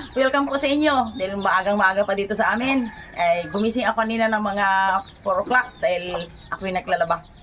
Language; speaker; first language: Filipino; non-native, local second language; Cebuano